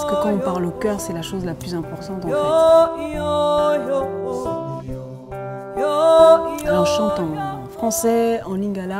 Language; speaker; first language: French; non-native, local second language; Lingala